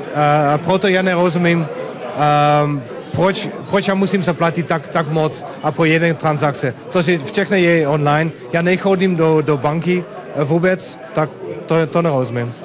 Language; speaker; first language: Czech; non-native, learner; Dutch